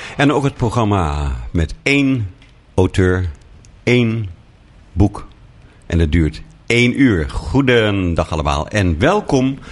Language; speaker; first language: Dutch; native; Dutch